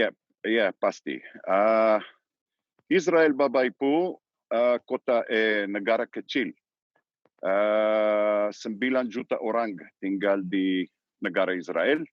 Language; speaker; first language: Indonesian; non-native, learner; Hebrew